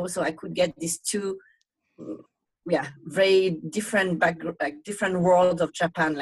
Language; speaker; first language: English; non-native, fluent; Vietnamese